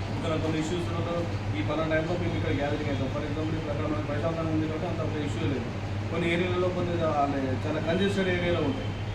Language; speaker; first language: Telugu; native; Telugu